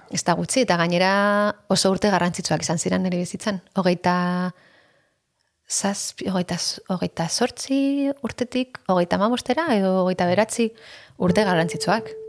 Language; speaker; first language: Basque; non-native, local second language; Spanish